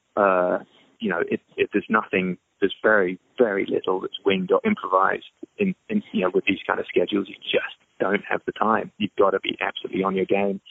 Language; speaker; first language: English; native; English